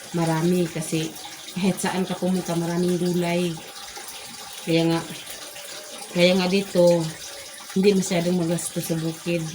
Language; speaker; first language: Filipino; non-native, local second language; Cebuano